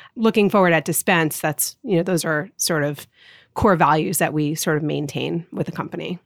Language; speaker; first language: English; native; English